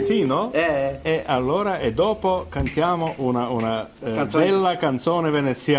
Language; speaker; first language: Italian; non-native, learner; Croatian